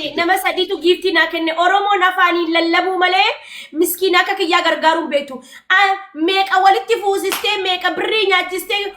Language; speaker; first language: Oromo; non-native, local second language; Amharic